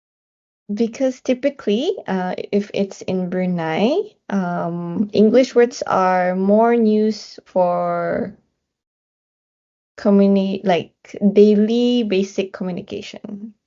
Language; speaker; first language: English; non-native, local second language; Malay